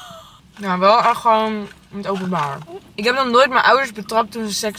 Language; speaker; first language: Dutch; native; Dutch